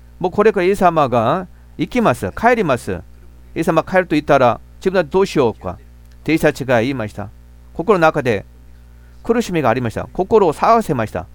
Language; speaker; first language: Japanese; non-native, fluent; Korean